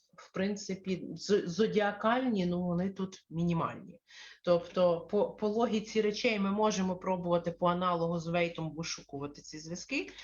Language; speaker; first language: Ukrainian; non-native, local second language; Russian